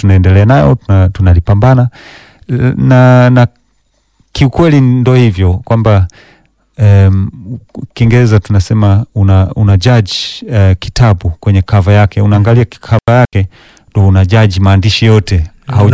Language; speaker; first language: Swahili; early bilingual, other home language; Danish